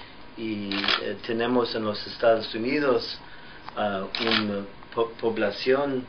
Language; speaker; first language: Spanish; non-native, fluent; English